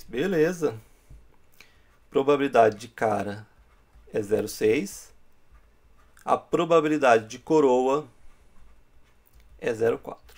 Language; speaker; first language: Portuguese; native; Portuguese